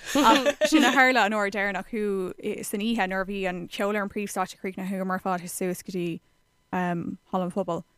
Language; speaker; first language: Irish; non-native, local second language; English